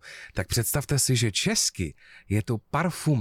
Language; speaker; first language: Czech; native; Czech